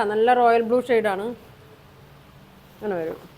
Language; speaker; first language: Malayalam; native; Malayalam